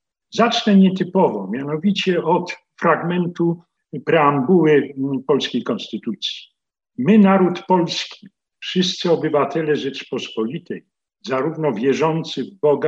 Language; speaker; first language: Polish; native; Polish